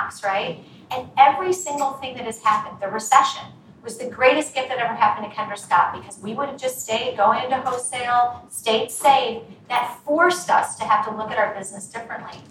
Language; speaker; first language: English; native; English